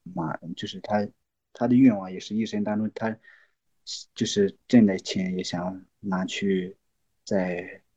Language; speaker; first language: Chinese; non-native, local second language; Tibetan